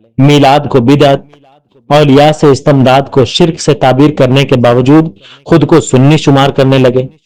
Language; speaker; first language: Urdu; native; Urdu